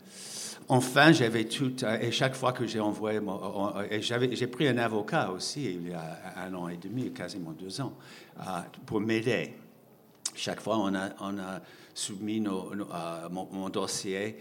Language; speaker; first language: French; non-native, fluent; English